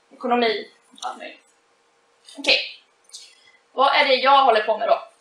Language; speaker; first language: Swedish; native; Swedish